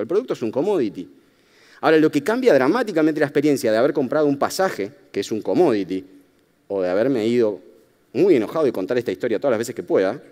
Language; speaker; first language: Spanish; native; Spanish